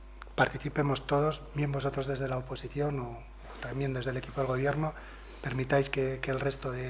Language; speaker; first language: Spanish; non-native, local second language; Basque